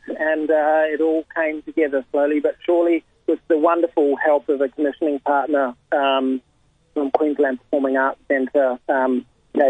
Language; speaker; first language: English; native; English